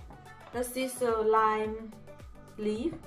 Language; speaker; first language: German; non-native, learner; Thai